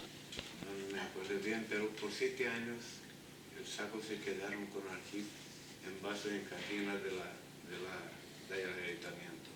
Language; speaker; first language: Spanish; non-native, fluent; Italian